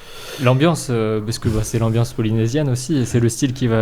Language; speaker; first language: French; native; French